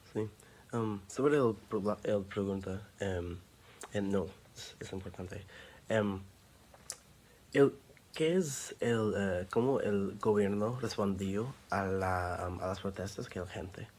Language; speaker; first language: Spanish; non-native, learner; English